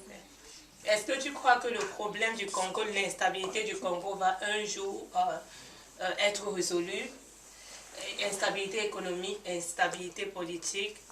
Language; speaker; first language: French; non-native, learner; English